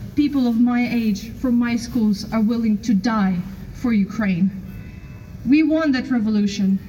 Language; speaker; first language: English; non-native, fluent; Ukrainian